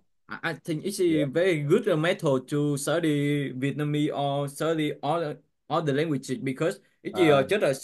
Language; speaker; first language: English; non-native, learner; Vietnamese